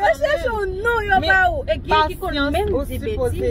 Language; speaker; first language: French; non-native, local second language; Haitian Creole